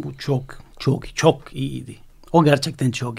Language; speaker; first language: Turkish; non-native, fluent; Spanish